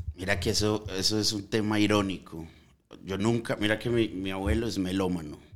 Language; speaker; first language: Spanish; early bilingual, heritage; Spanish